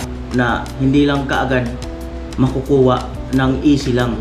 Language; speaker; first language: Filipino; native; Filipino